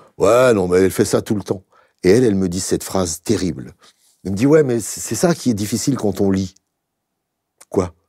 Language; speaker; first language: French; native; French